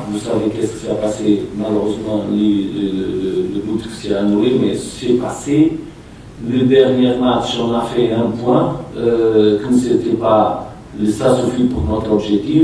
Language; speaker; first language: French; non-native, fluent; Portuguese